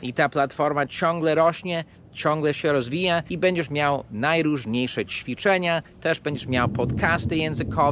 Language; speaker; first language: Polish; non-native, fluent; English